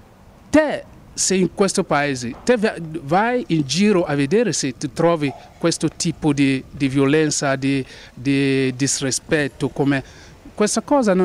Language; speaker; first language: Italian; non-native, fluent; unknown